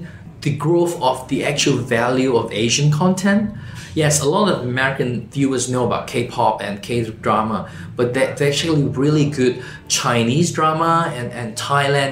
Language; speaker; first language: English; non-native, local second language; Chinese